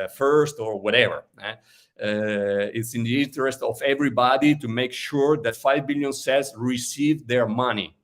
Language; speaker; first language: English; non-native, fluent; Italian